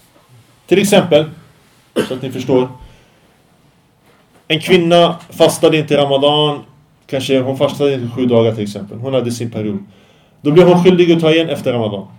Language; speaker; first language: Swedish; early bilingual, other home language; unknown